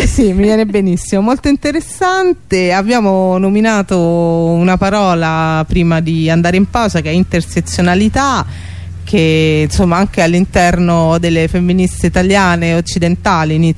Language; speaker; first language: Italian; native; Italian